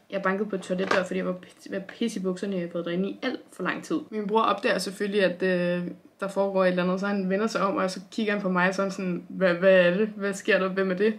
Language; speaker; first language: Danish; native; Danish